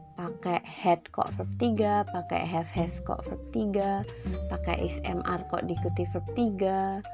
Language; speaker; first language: English; non-native, fluent; Indonesian